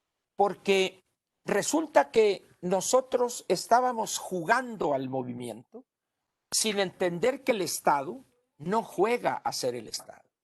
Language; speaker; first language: Spanish; native; Spanish